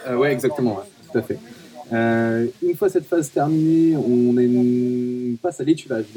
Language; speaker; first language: French; native; French